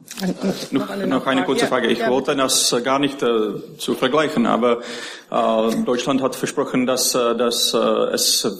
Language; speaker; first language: German; non-native, learner; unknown